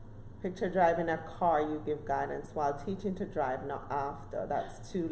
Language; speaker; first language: English; native; English